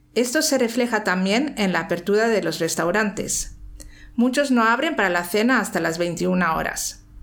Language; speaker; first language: Spanish; native; Spanish